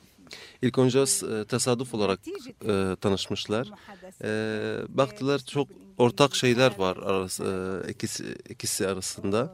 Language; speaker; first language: Turkish; non-native, fluent; Arabic